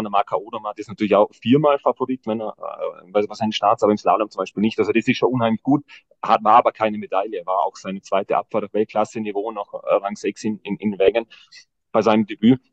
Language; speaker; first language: German; native; German